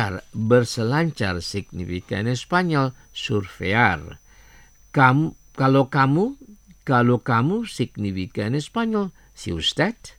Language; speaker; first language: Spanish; non-native, fluent; Indonesian